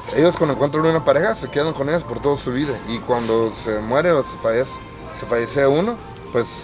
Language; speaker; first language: Spanish; early bilingual, heritage; Spanish